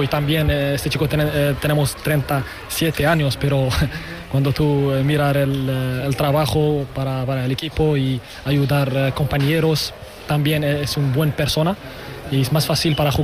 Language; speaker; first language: Spanish; non-native, learner; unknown